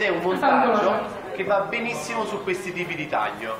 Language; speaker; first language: Italian; native; Italian